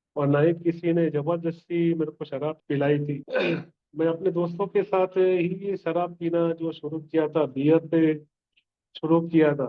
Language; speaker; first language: Hindi; native; Hindi